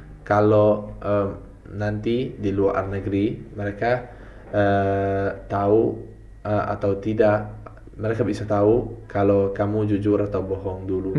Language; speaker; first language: Indonesian; non-native, fluent; Italian